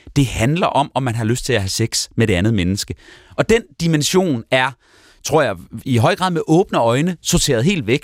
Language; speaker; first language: Danish; native; Danish